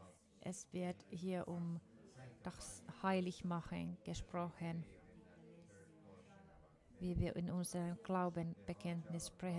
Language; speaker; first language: German; non-native, fluent; Finnish